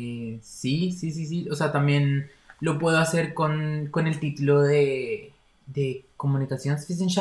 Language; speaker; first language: Spanish; native; Spanish